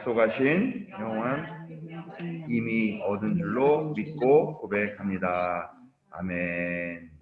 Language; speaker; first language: Korean; native; Korean